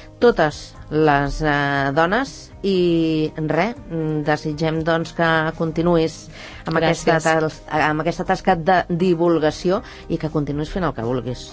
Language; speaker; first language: Catalan; native; Catalan